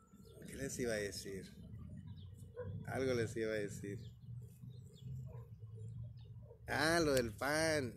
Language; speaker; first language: Spanish; native; Spanish